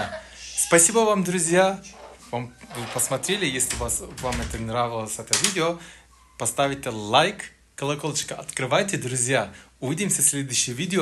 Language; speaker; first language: Russian; non-native, learner; Turkish